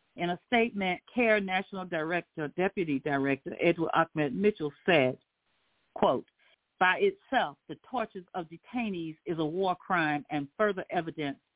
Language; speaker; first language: English; native; English